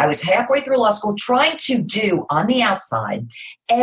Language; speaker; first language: English; native; English